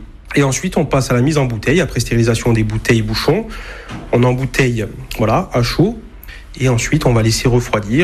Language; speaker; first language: French; native; French